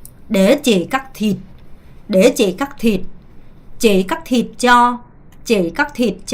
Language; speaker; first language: Vietnamese; non-native, fluent; Korean